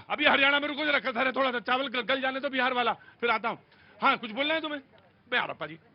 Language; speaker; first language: Hindi; native; Hindi